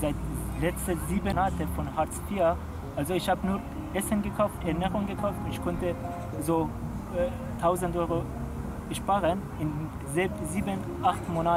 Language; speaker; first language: German; non-native, learner; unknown